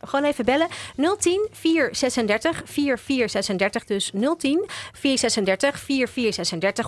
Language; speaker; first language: Dutch; native; Dutch